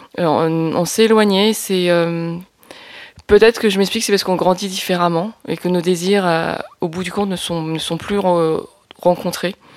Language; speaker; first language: French; early bilingual, other home language; Lao